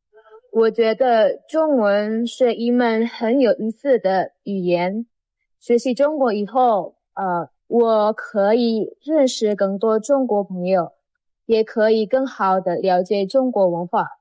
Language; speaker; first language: Chinese; non-native, fluent; Indonesian